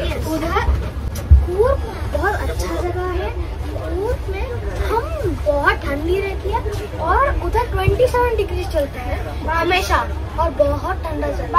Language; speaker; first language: Hindi; non-native, local second language; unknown